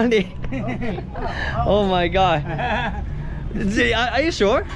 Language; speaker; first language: English; non-native, learner; Japanese